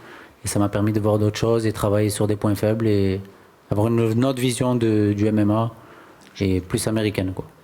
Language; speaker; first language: French; native; French